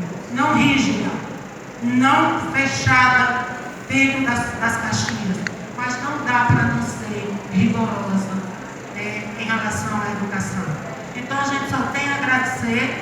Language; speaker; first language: Portuguese; native; Portuguese